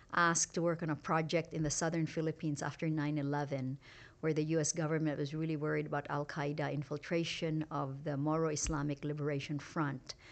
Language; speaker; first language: English; non-native, local second language; Hiligaynon